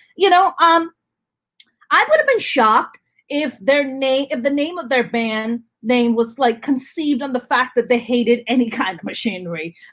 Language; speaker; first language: English; non-native, local second language; Urdu